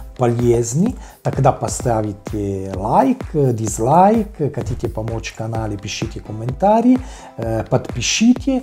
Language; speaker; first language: Russian; non-native, learner; Italian